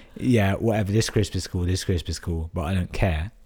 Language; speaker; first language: English; native; English